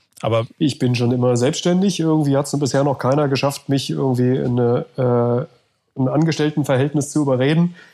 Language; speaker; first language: German; native; German